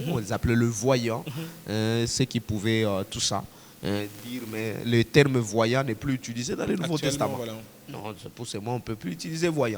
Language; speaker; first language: French; non-native, local second language; Swahili